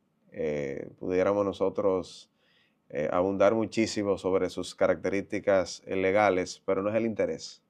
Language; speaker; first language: Spanish; native; Spanish